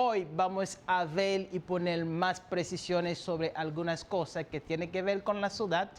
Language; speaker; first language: Spanish; non-native, fluent; French